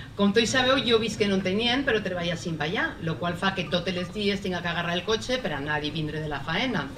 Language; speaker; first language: Catalan; native; Catalan